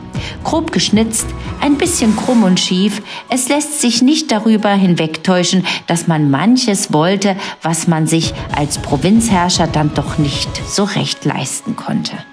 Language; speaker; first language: German; native; German